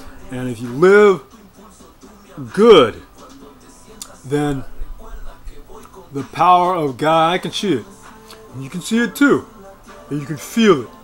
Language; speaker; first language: English; native; English